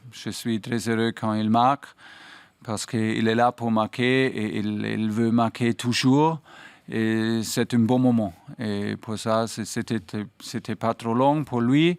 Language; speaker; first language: French; non-native, fluent; German